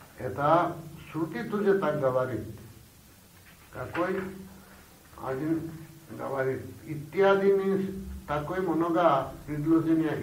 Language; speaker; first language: Russian; non-native, learner; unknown